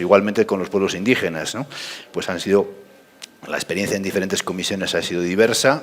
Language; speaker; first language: Spanish; native; Spanish